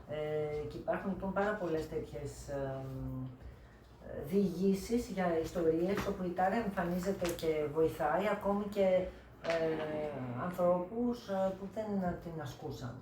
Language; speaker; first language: Greek; native; Greek